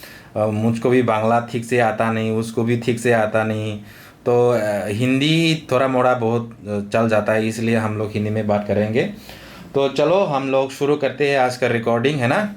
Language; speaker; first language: Hindi; non-native, local second language; Kok Borok